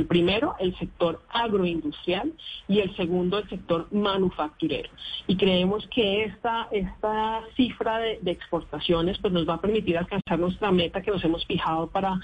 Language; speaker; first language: Spanish; native; Spanish